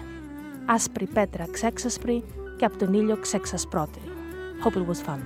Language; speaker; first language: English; non-native, fluent; Greek